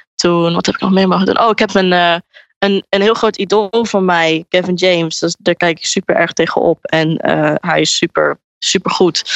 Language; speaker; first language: Dutch; native; Dutch